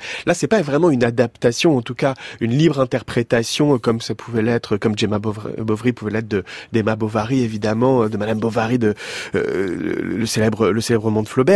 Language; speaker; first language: French; native; French